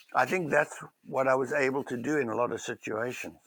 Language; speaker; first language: English; native; English